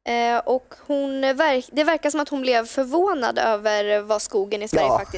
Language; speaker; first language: Swedish; native; Swedish